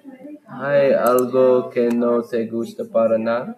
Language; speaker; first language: Spanish; non-native, learner; English